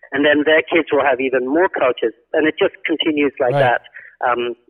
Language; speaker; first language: English; native; English